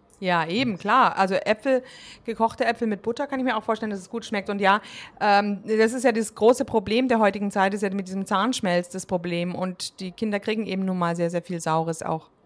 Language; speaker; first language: German; native; German